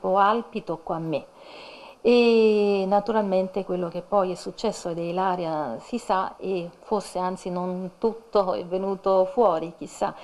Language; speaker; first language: Italian; native; Italian